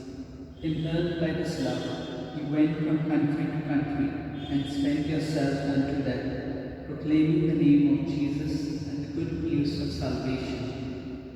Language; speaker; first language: English; non-native, local second language; Konkani